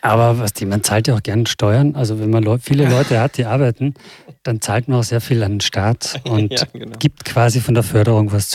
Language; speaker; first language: German; native; German